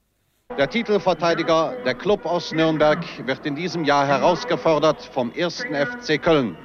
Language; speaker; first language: German; native; German